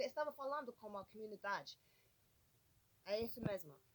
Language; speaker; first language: Portuguese; non-native, learner; English